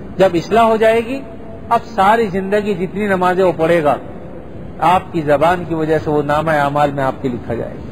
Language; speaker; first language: Urdu; native; Urdu